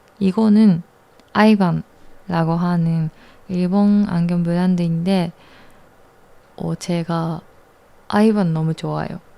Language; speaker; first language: Korean; non-native, learner; Japanese